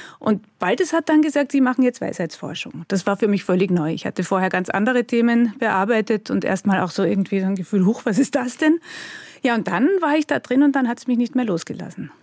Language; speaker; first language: German; native; German